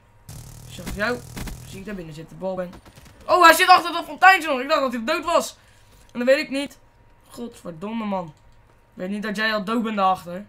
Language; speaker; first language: Dutch; native; Dutch